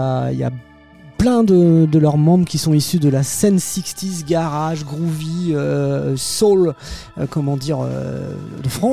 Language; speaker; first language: French; native; French